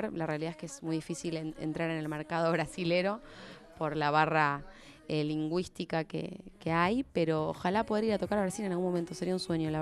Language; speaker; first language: Spanish; native; Spanish